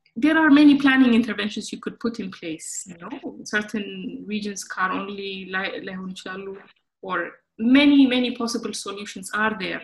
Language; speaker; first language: English; non-native, local second language; Amharic